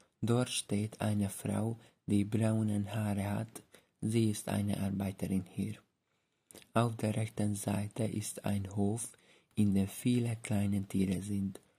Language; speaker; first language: German; non-native, learner; Hungarian